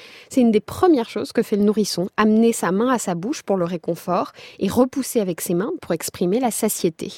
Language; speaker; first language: French; native; French